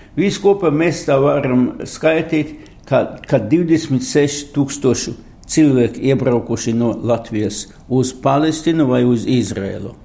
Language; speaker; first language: Latvian; non-native, local second language; Russian